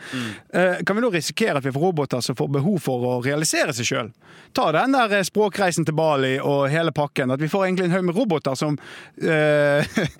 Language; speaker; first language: Norwegian; native; Norwegian